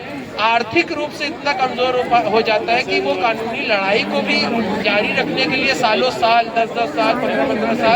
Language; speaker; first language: Hindi; native; Hindi